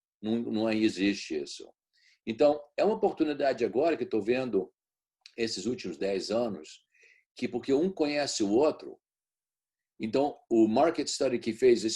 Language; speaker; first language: Portuguese; early bilingual, heritage; Portuguese